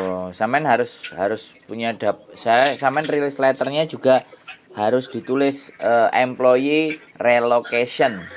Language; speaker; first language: Indonesian; non-native, local second language; Javanese